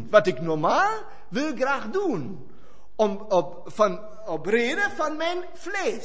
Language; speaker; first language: Dutch; non-native, fluent; German